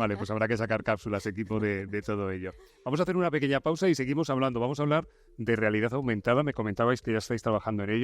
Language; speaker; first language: Spanish; native; Spanish